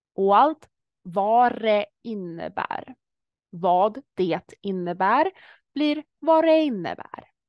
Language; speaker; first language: Swedish; native; Swedish